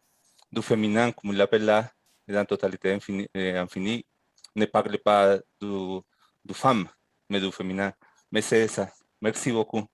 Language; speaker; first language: French; non-native, fluent; Spanish